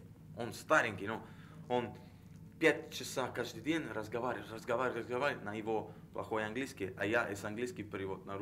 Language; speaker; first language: Russian; non-native, learner; Italian